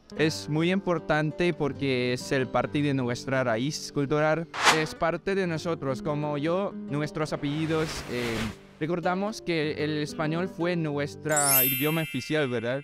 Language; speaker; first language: Spanish; non-native, fluent; Filipino